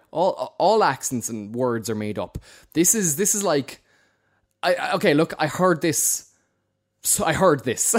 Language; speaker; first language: English; native; English